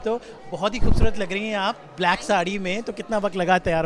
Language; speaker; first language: Hindi; native; Hindi